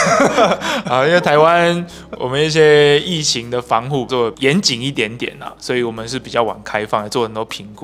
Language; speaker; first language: Chinese; native; Chinese